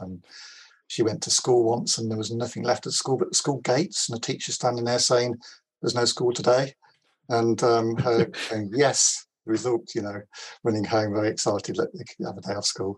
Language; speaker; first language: English; native; English